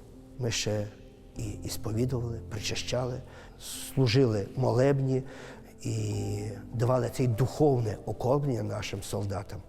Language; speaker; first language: Ukrainian; native; Ukrainian